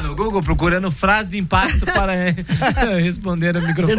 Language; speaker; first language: Portuguese; native; Portuguese